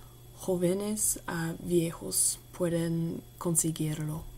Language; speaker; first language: Spanish; non-native, learner; English